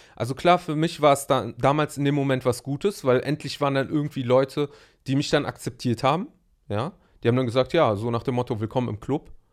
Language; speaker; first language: German; early bilingual, other home language; Arabic